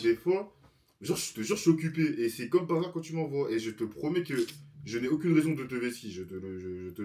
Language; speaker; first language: French; native; French